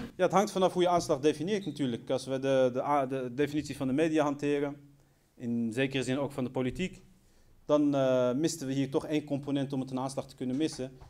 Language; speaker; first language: Dutch; early bilingual, other home language; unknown